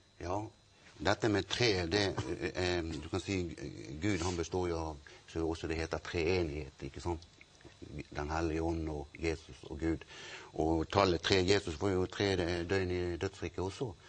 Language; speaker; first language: Norwegian; native; Norwegian